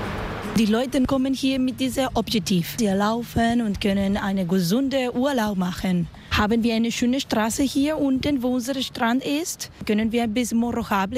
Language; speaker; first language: German; non-native, learner; Spanish